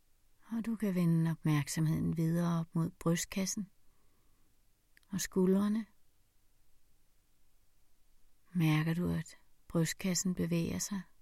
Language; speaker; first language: Danish; native; Danish